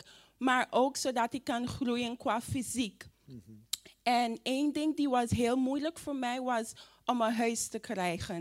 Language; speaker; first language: Dutch; non-native, fluent; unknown